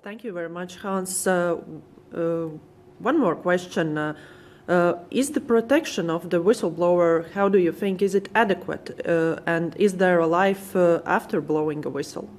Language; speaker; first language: English; non-native, fluent; Latvian